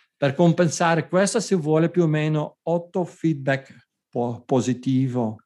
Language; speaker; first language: Italian; non-native, fluent; Dutch